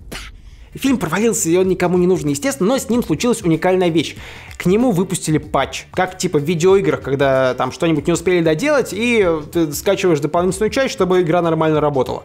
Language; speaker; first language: Russian; native; Russian